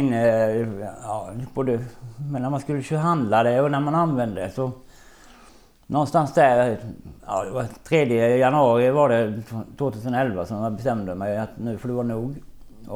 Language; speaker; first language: Swedish; native; Swedish